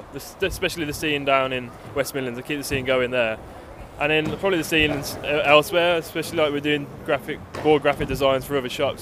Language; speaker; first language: English; native; English